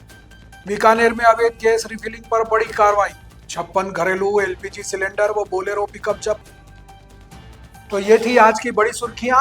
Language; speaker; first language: Hindi; native; Hindi